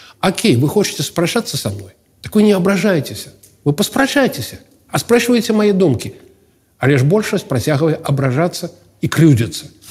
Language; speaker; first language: Belarusian; non-native, local second language; Russian